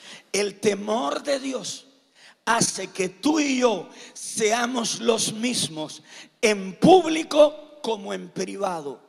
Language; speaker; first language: Spanish; native; Spanish